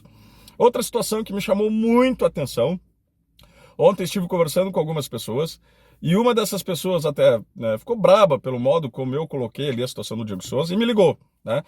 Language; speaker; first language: Portuguese; native; Portuguese